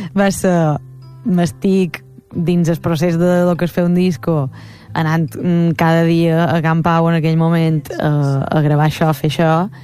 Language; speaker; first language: Catalan; native; Catalan